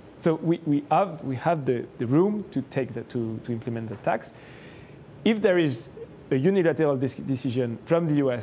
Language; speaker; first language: English; non-native, fluent; French